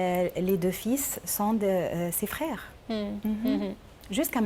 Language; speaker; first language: French; non-native, learner; Arabic